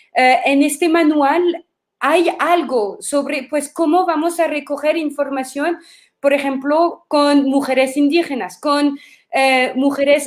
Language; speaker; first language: Spanish; non-native, fluent; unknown